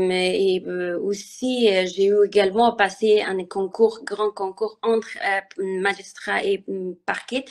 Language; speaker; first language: French; non-native, learner; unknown